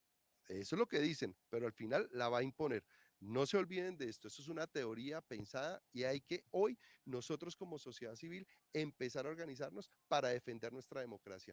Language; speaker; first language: Spanish; native; Spanish